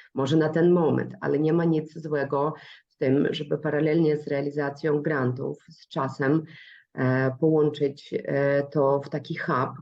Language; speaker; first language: Polish; non-native, fluent; Russian